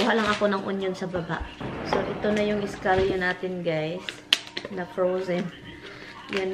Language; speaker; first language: Filipino; native; Filipino